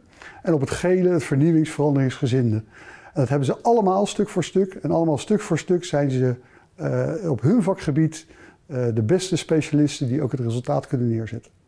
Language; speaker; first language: Dutch; native; Dutch